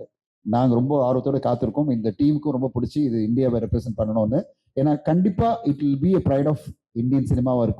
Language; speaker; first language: Tamil; native; Tamil